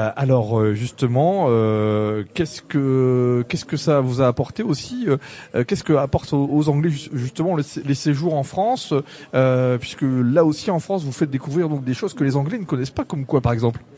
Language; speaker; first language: French; native; French